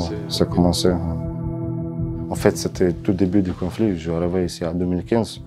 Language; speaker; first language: French; non-native, learner; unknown